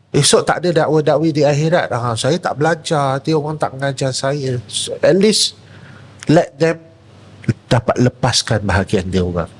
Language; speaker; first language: Malay; non-native, local second language; Chinese